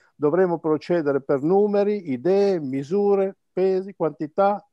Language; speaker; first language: Italian; native; Italian